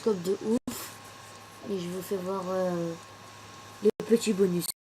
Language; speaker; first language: French; native; French